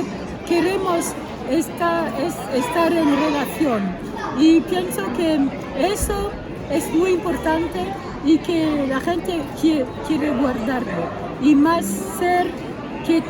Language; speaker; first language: Spanish; non-native, fluent; French